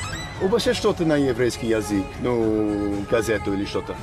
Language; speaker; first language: Russian; non-native, learner; English